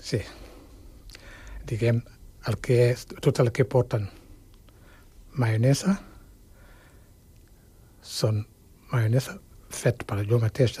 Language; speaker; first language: Catalan; non-native, fluent; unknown